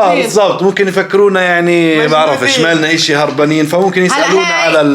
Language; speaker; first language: Arabic; native; Arabic